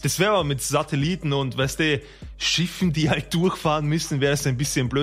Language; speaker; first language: German; native; German